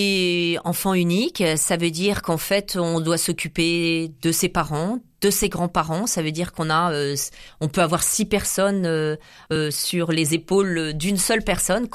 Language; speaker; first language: French; native; French